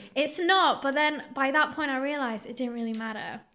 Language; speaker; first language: English; early bilingual, other home language; Greek